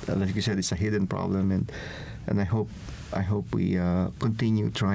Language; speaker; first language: English; non-native, local second language; Filipino